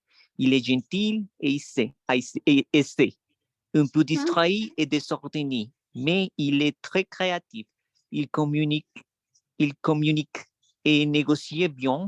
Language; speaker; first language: French; non-native, learner; Spanish